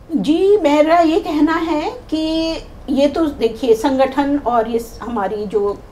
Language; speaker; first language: Hindi; native; Hindi